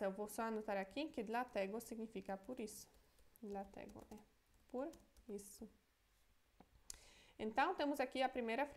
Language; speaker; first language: Portuguese; non-native, fluent; Polish